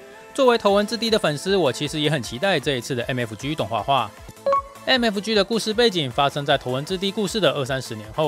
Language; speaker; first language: Chinese; native; Chinese